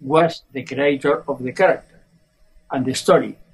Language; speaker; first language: English; non-native, fluent; Spanish